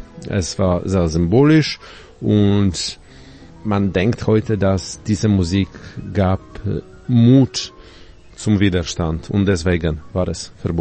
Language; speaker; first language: German; non-native, fluent; Polish